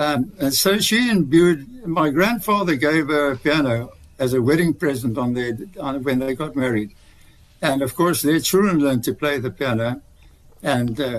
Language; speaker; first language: English; native; English